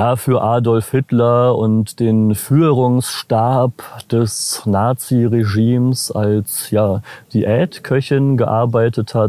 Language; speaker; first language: German; native; German